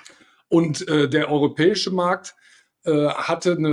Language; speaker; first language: German; native; German